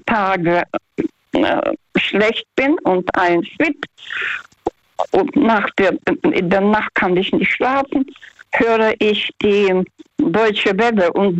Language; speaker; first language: German; non-native, fluent; Russian